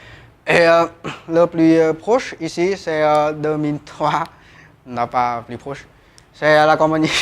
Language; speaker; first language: French; non-native, learner; Vietnamese